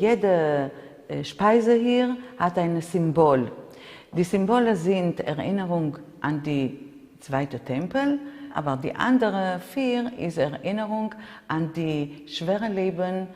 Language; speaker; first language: German; non-native, fluent; Hebrew